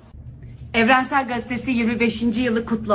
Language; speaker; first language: Turkish; native; Turkish